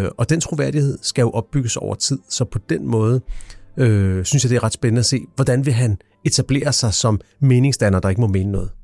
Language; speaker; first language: Danish; native; Danish